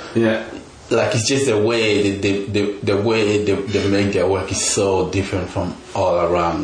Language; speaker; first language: English; non-native, local second language; Ga